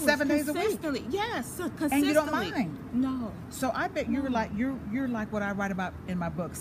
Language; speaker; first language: English; native; English